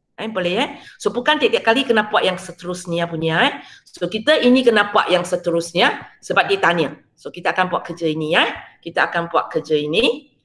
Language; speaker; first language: Malay; non-native, local second language; Chinese